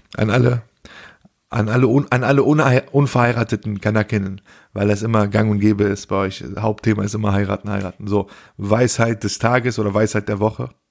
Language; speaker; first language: German; early bilingual, other home language; Turkish